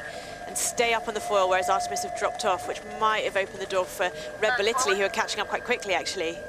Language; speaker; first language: English; native; English